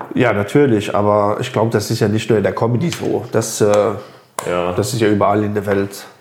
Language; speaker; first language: German; non-native, local second language; Luxembourgish